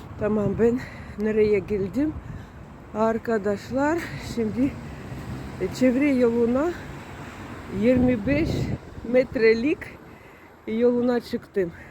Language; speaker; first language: Turkish; non-native, learner; Russian